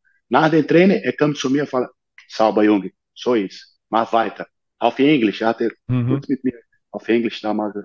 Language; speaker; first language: German; non-native, learner; Portuguese